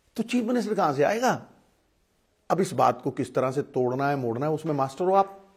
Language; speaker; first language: Hindi; non-native, local second language; Punjabi